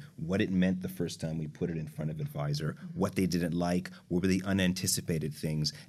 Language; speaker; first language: English; native; English